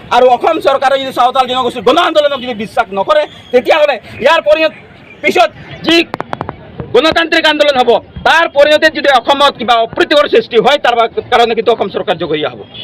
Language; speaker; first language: Assamese; non-native, local second language; Santali